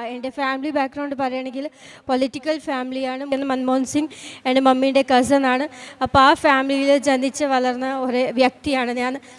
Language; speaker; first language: Malayalam; non-native, fluent; Punjabi